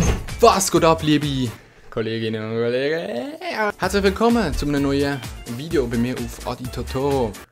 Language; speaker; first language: German; native; German